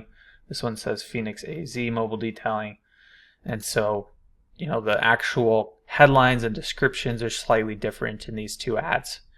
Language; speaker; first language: English; native; English